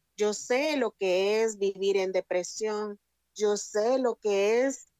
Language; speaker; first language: Spanish; native; Spanish